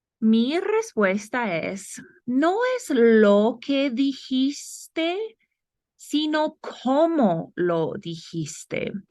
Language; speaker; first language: Spanish; non-native, fluent; English